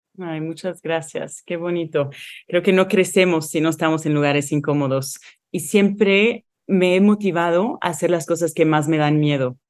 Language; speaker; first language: Spanish; non-native, fluent; Arabic